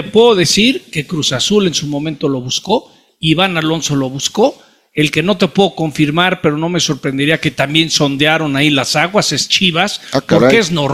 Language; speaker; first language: Spanish; native; Spanish